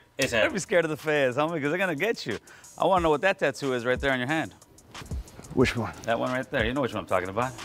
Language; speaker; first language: English; native; English